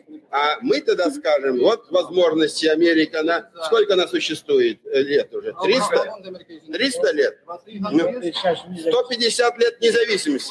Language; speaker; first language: Russian; native; Russian